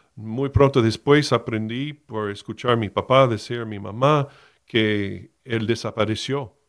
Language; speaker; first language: Spanish; non-native, fluent; English